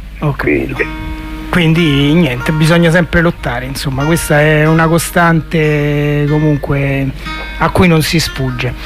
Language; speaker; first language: Italian; native; Italian